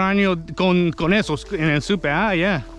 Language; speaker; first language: Spanish; non-native, learner; English